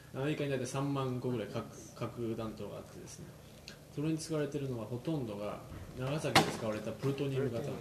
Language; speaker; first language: Japanese; native; Japanese